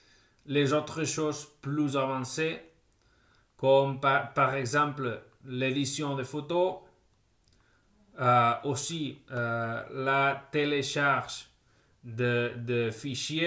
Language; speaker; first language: French; non-native, fluent; Spanish